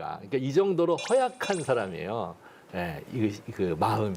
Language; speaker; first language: Korean; native; Korean